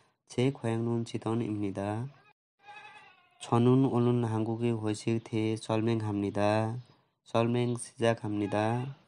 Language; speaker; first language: Korean; non-native, learner; Nepali